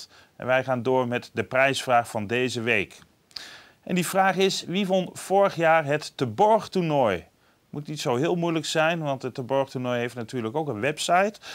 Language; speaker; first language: Dutch; native; Dutch